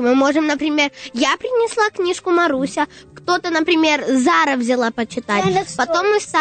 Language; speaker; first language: Russian; early bilingual, heritage; English